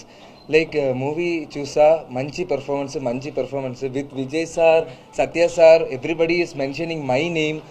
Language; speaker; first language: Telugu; non-native, learner; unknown